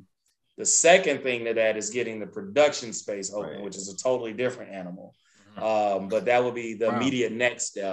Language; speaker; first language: English; native; English